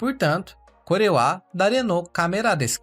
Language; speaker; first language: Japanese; non-native, learner; Portuguese